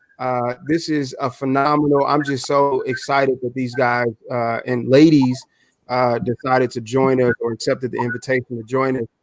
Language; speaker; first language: English; native; English